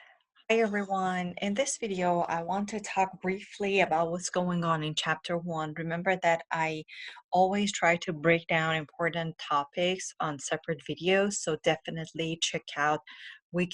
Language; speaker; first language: English; non-native, fluent; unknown